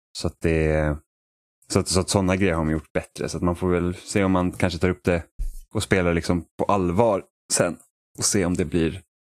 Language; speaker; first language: Swedish; native; Swedish